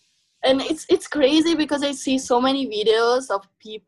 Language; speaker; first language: English; non-native, fluent; Italian